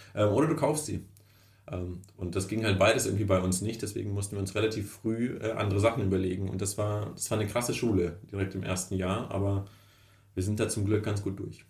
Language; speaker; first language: German; early bilingual, other home language; Russian